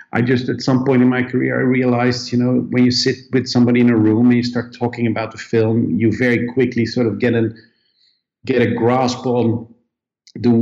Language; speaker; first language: English; non-native, fluent; Dutch